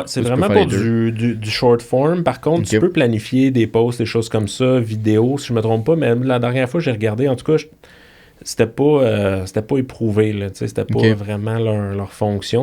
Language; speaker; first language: French; native; French